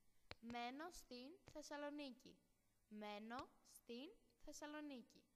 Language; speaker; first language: Greek; non-native, learner; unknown